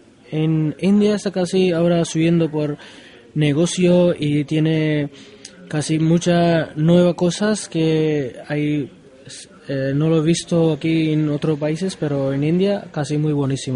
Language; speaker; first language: Spanish; non-native, learner; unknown